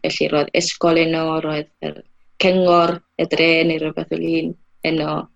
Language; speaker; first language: Welsh; non-native, fluent; Spanish